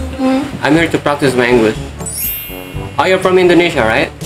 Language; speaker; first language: English; non-native, local second language; Filipino